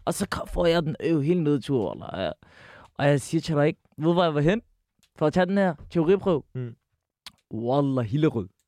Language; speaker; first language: Danish; early bilingual, other home language; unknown